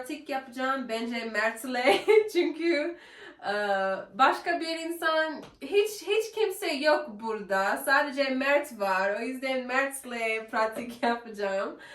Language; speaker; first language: Turkish; non-native, learner; English